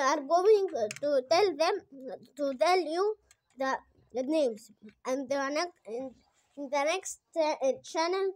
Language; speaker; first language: English; non-native, learner; Arabic